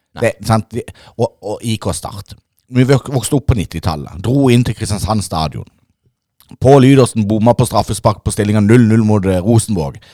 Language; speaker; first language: Norwegian; native; Norwegian